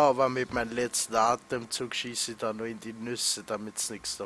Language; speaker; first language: German; native; German